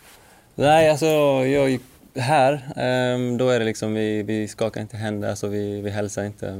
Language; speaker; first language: Swedish; non-native, fluent; Icelandic